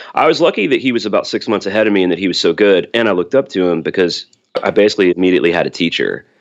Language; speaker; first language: English; native; English